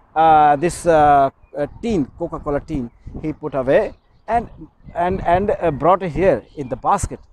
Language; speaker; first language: English; non-native, learner; Urdu